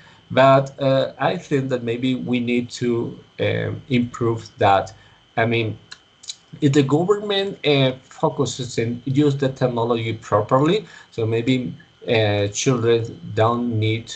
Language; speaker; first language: English; non-native, learner; Spanish